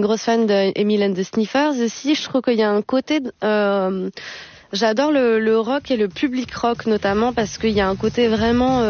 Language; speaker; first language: French; native; French